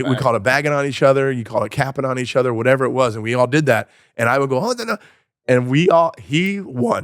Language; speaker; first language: English; native; English